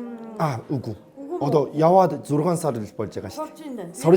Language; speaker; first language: Mongolian; non-native, fluent; Korean